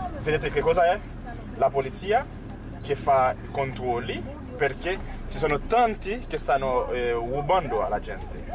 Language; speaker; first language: Italian; non-native, fluent; Haitian Creole